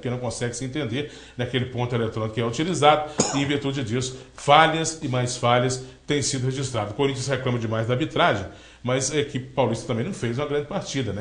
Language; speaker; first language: Portuguese; native; Portuguese